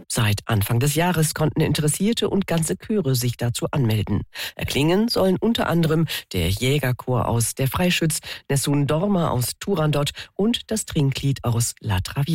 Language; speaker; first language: German; native; German